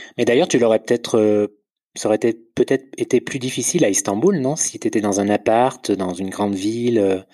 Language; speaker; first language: French; native; French